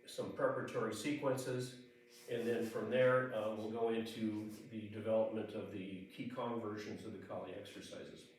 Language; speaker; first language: English; native; English